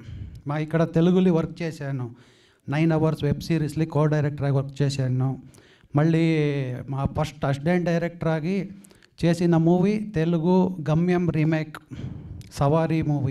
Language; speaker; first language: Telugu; non-native, learner; Kannada